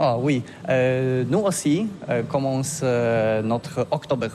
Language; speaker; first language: French; non-native, learner; Polish